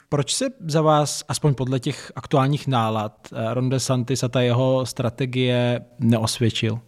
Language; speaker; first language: Czech; native; Czech